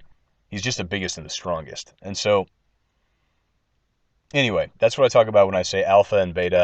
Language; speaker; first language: English; native; English